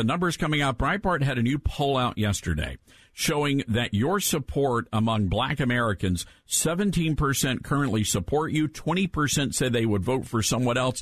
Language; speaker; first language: English; native; English